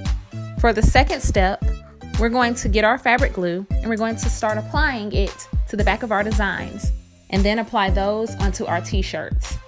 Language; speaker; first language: English; native; English